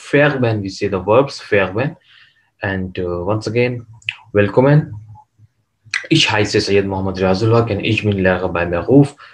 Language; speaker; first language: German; non-native, learner; Urdu